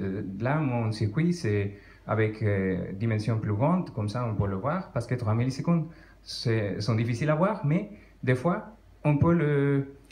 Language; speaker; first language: French; non-native, fluent; Spanish